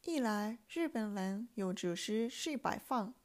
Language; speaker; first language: Chinese; non-native, fluent; Japanese